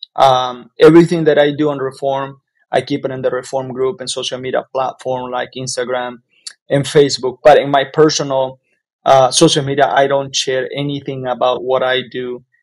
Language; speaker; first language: English; non-native, fluent; Spanish